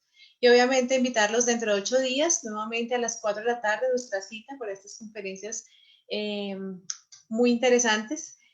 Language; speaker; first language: Spanish; native; Spanish